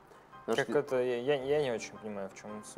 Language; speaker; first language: Russian; native; Russian